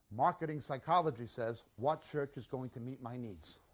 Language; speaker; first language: English; native; English